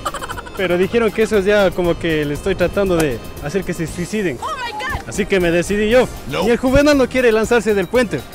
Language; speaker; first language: Spanish; native; Spanish